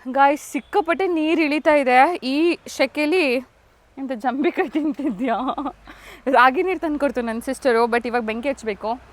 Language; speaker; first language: Kannada; native; Kannada